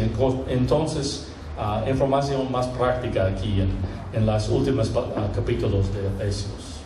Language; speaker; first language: Spanish; non-native, fluent; English